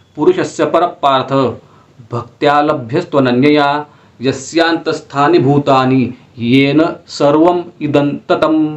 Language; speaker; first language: Hindi; non-native, local second language; Marathi